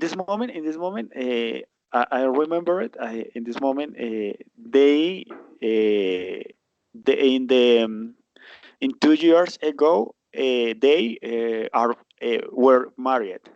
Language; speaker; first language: English; non-native, learner; Spanish